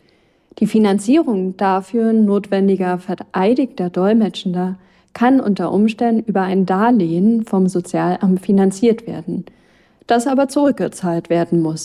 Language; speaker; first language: German; native; German